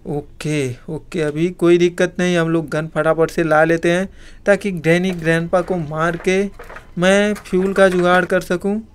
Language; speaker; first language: Hindi; native; Hindi